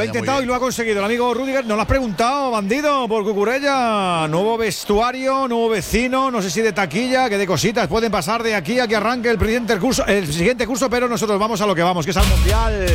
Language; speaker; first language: Spanish; native; Spanish